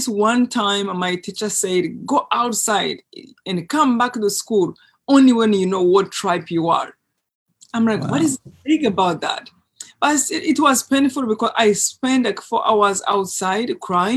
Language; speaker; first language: English; non-native, local second language; Kinyarwanda